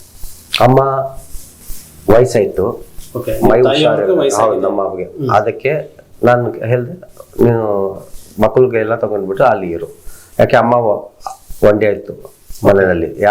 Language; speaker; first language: Kannada; non-native, local second language; Telugu